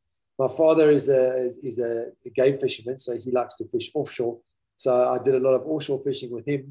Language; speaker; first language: English; native; English